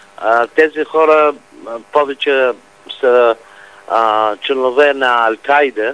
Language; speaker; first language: Bulgarian; non-native, fluent; Arabic